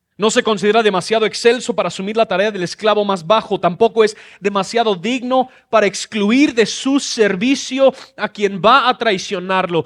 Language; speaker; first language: Spanish; non-native, fluent; English